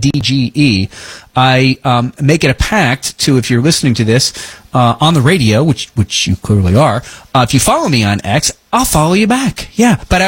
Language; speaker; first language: English; native; English